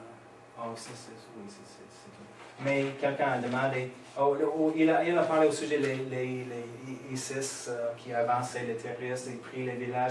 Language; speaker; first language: French; non-native, fluent; English